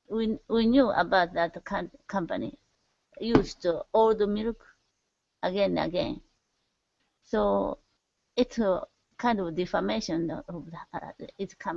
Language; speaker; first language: English; non-native, learner; Japanese